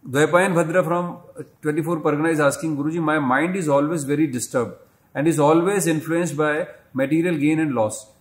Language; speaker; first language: English; non-native, local second language; Hindi